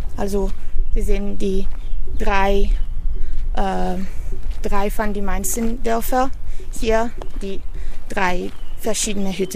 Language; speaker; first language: German; non-native, fluent; Italian